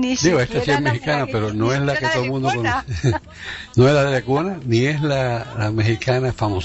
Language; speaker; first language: Spanish; native; Spanish